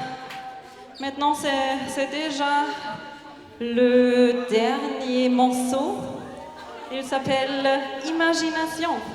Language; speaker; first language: French; non-native, fluent; German